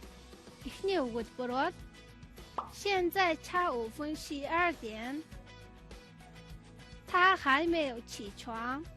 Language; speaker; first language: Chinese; non-native, fluent; Mongolian